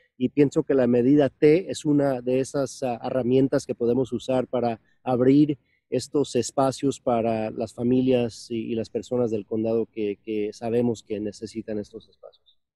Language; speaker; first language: Spanish; early bilingual, heritage; Spanish